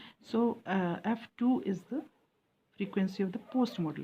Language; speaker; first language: English; non-native, local second language; Hindi